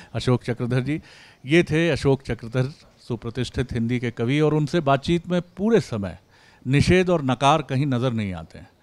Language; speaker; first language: Hindi; native; Hindi